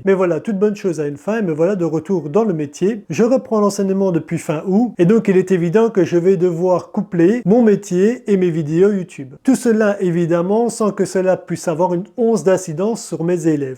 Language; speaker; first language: French; native; French